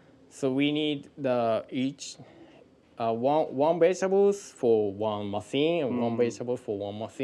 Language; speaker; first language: English; non-native, learner; Japanese